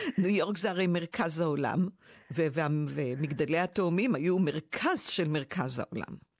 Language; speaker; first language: Hebrew; native; Hebrew